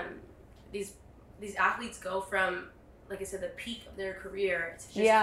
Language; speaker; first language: English; native; English